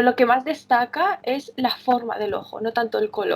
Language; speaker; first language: Spanish; early bilingual, other home language; Romanian